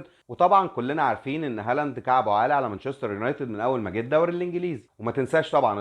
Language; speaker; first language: Arabic; native; Arabic